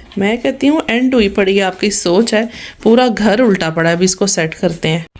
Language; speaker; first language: Urdu; non-native, local second language; Punjabi